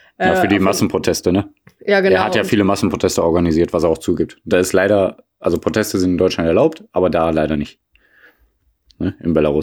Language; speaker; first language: German; native; German